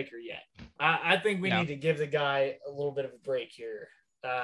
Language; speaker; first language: English; native; English